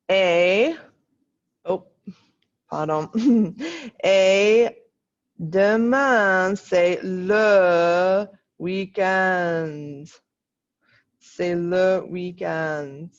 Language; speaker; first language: French; non-native, fluent; English